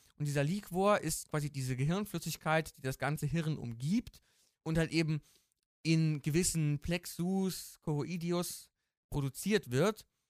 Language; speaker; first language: German; native; German